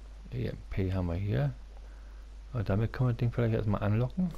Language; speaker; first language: German; native; German